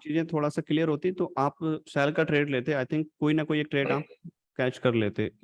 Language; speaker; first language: Hindi; native; Hindi